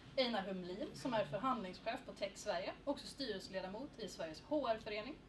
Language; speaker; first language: Swedish; native; Swedish